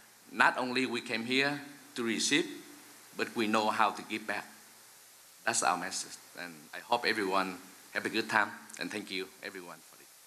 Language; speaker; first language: English; non-native, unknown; Vietnamese